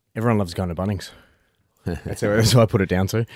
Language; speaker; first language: English; native; English